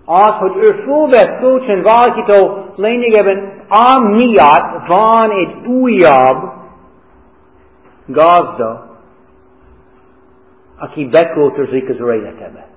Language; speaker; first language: Hungarian; non-native, learner; English